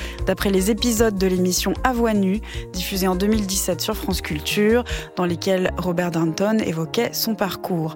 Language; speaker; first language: French; native; French